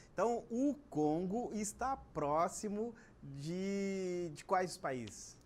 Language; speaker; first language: Portuguese; native; Portuguese